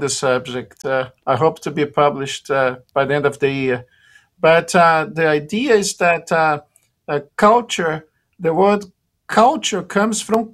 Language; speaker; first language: English; non-native, fluent; Portuguese